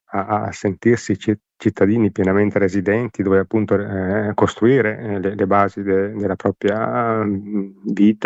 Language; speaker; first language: Italian; native; Italian